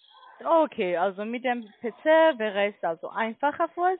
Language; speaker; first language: German; non-native, learner; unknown